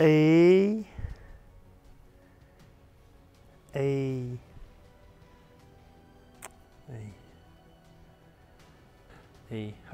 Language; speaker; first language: Russian; native; Russian